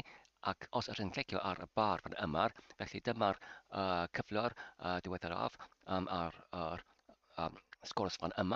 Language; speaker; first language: Welsh; non-native, learner; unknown